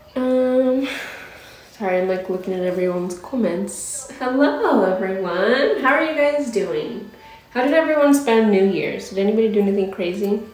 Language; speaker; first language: English; native; English